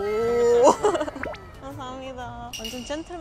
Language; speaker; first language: Korean; non-native, learner; Papiamento